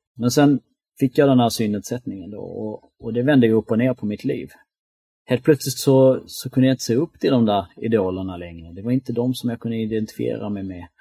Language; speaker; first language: Swedish; early bilingual, other home language; Albanian